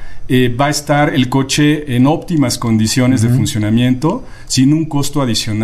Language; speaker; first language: Spanish; native; Spanish